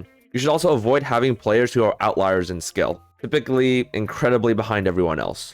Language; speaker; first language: English; native; English